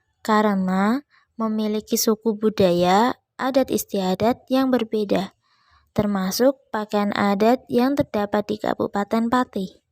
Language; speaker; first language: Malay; non-native, local second language; Javanese